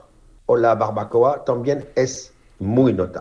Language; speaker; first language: Spanish; non-native, fluent; French